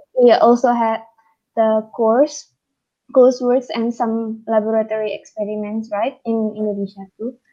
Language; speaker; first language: English; non-native, fluent; Indonesian